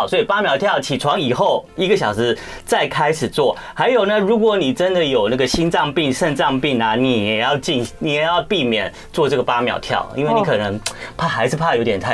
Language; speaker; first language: Chinese; native; Chinese